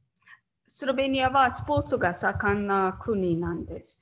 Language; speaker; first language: Japanese; non-native, learner; Slovenian